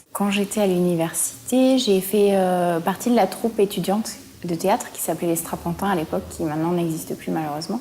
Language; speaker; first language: French; native; French